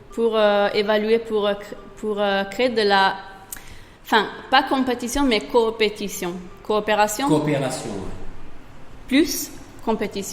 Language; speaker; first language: French; non-native, fluent; Italian